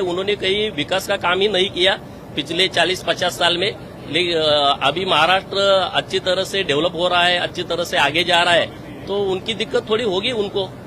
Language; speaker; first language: Hindi; non-native, local second language; Marathi